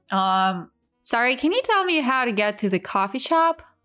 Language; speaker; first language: English; non-native, fluent; Russian